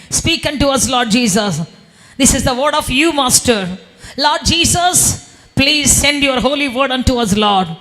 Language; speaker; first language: English; non-native, local second language; Telugu